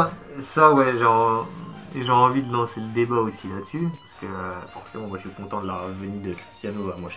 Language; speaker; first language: French; native; French